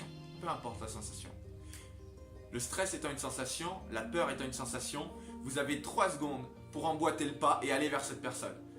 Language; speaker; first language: French; native; French